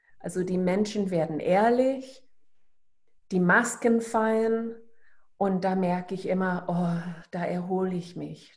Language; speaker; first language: German; non-native, fluent; English